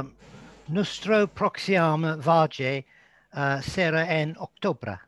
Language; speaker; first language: Spanish; non-native, learner; English